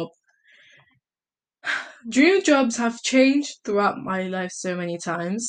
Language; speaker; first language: English; early bilingual, other home language; Italian